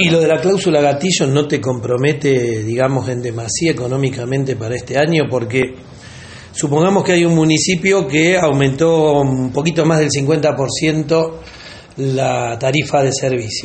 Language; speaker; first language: Spanish; native; Spanish